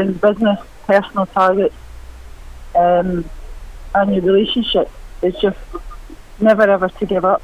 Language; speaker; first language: English; native; English